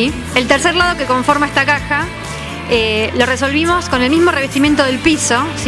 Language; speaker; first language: Spanish; native; Spanish